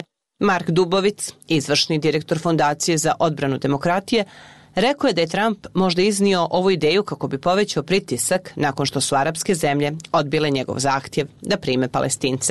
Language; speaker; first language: Serbian; native; Serbian